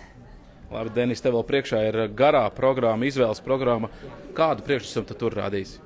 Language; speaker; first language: Latvian; native; Latvian